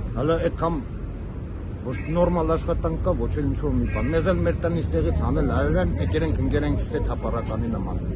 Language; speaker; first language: Armenian; native; Armenian